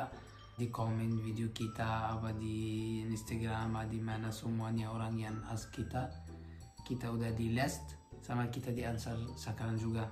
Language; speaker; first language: Indonesian; non-native, learner; Arabic